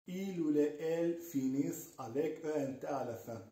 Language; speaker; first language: French; non-native, local second language; Arabic